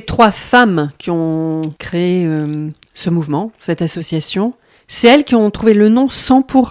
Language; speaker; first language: French; native; French